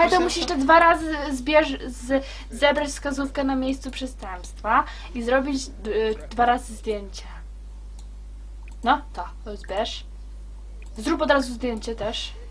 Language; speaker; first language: Polish; native; Polish